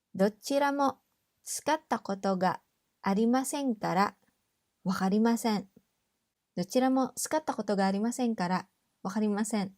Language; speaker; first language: Japanese; non-native, fluent; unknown